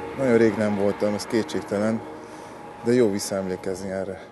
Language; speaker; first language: Hungarian; early bilingual, other home language; Spanish